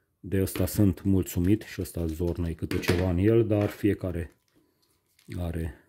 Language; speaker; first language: Romanian; non-native, local second language; Hungarian